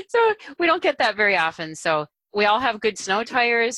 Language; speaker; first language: English; native; English